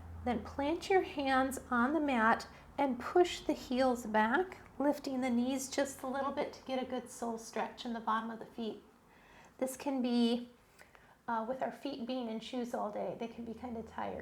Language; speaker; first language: English; native; English